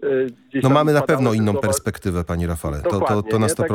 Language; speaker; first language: Polish; native; Polish